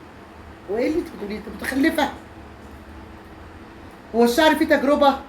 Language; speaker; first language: Arabic; native; Arabic